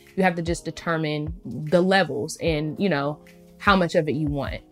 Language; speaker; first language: English; native; English